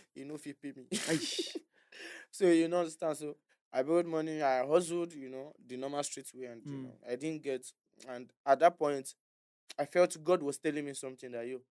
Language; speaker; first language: English; non-native, local second language; Yoruba